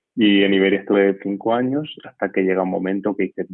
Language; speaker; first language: Spanish; native; Spanish